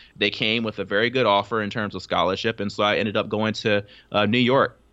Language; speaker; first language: English; native; English